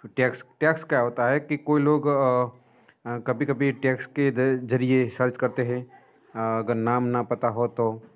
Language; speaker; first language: Hindi; non-native, local second language; Gujarati